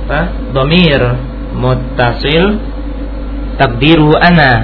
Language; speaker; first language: Arabic; non-native, fluent; Indonesian